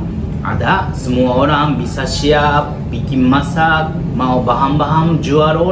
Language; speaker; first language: Indonesian; non-native, learner; Japanese